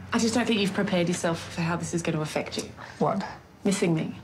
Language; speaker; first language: English; native; English